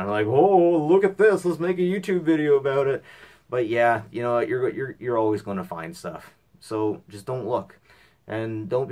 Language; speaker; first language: English; native; English